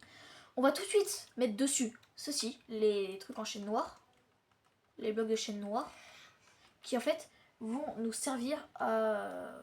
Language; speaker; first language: French; native; French